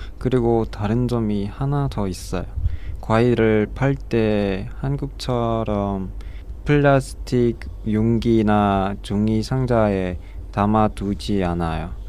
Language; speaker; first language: Korean; non-native, learner; Vietnamese